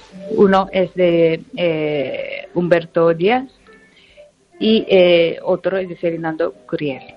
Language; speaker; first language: Spanish; non-native, learner; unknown